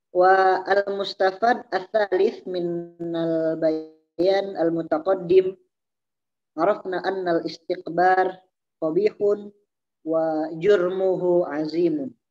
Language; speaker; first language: Arabic; non-native, learner; Indonesian